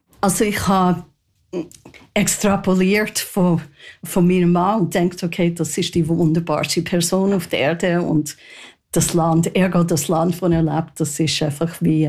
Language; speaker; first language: German; non-native, fluent; English